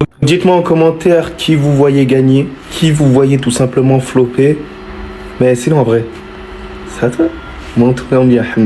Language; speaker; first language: French; early bilingual, other home language; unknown